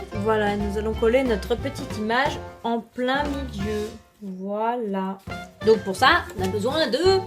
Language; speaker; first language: French; native; French